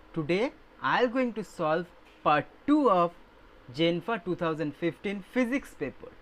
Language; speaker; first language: English; non-native, local second language; Bangla